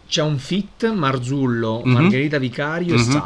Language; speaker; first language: Italian; native; Italian